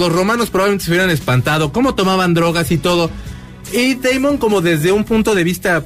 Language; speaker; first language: Spanish; native; Spanish